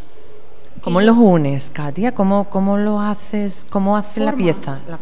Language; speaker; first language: Spanish; native; Spanish